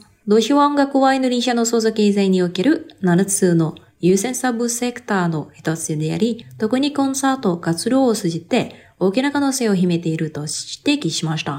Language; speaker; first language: Japanese; non-native, fluent; Indonesian